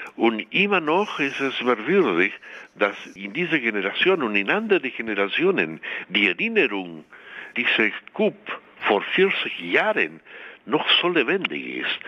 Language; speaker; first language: German; non-native, fluent; Spanish